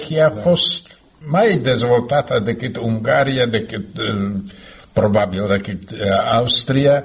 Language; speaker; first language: Romanian; non-native, learner; Slovak